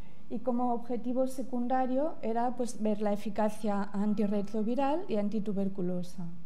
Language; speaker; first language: Spanish; native; Spanish